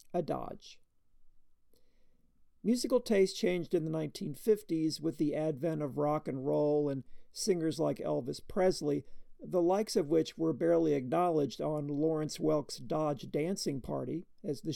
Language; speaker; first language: English; native; English